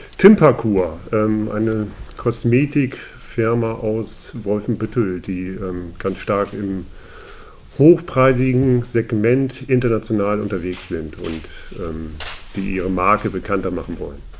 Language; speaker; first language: German; native; German